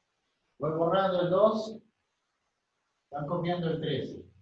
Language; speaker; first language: Spanish; native; Spanish